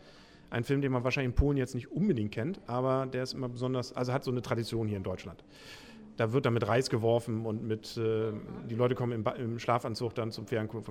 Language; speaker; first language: German; native; German